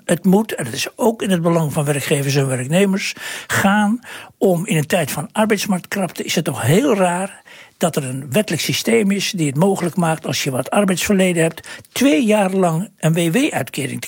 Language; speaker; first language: Dutch; native; Dutch